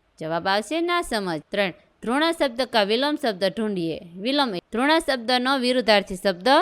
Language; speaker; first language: Hindi; non-native, local second language; Gujarati